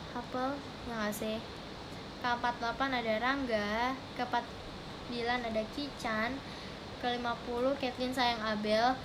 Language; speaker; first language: Indonesian; native; Indonesian